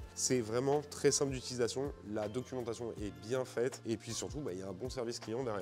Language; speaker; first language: French; native; French